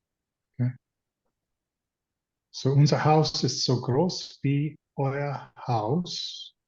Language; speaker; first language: German; non-native, learner; English